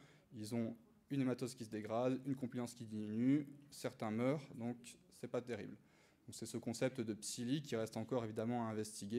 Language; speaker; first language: French; native; French